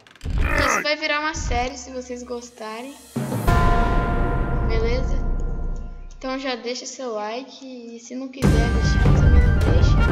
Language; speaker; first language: Portuguese; native; Portuguese